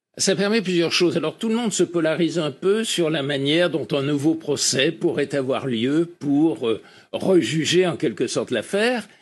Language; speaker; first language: French; native; French